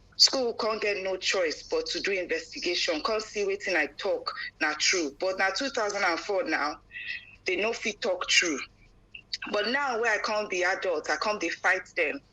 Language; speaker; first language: Nigerian Pidgin; non-native, local second language; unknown